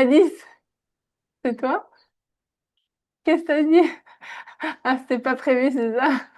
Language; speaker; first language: French; native; French